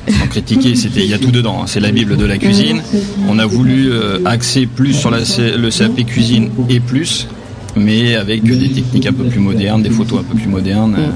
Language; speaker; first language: French; native; French